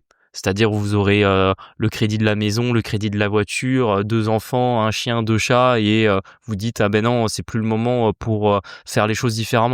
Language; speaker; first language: French; native; French